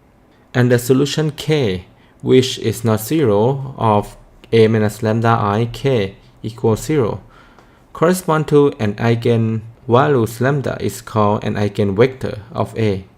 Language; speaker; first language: English; non-native, fluent; Thai